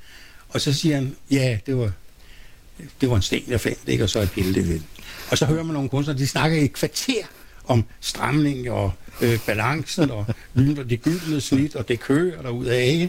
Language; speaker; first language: Danish; native; Danish